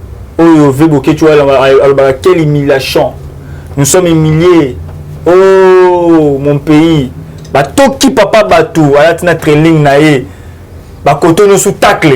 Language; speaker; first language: French; non-native, local second language; Lingala